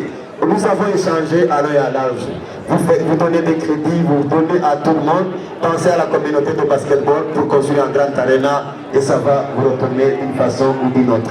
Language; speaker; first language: French; non-native, local second language; Rundi